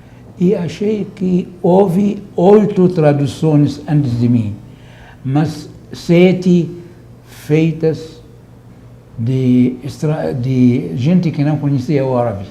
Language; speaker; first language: Portuguese; non-native, fluent; Arabic